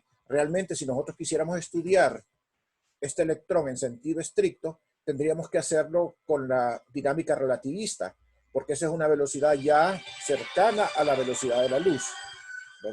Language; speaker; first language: Spanish; native; Spanish